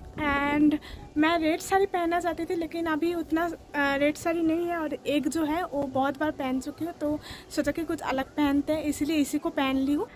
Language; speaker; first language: Hindi; non-native, local second language; Bangla